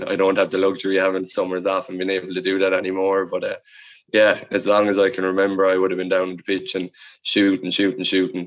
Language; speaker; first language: English; native; English